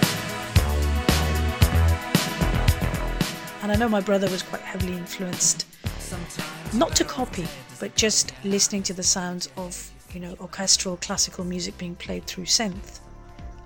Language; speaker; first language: English; native; English